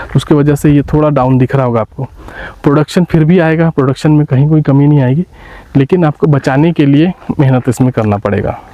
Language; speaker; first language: Hindi; native; Hindi